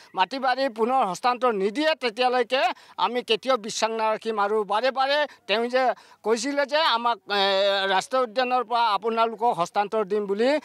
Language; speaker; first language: Assamese; native; Assamese